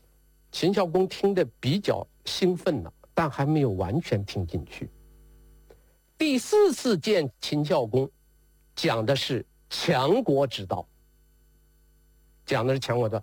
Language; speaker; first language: Chinese; native; Chinese